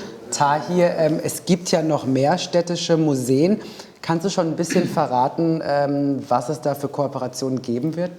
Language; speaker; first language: German; native; German